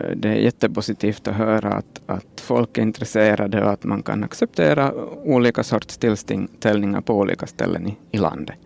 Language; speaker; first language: Swedish; non-native, local second language; Finnish